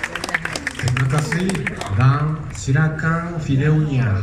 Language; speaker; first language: Indonesian; non-native, learner; Japanese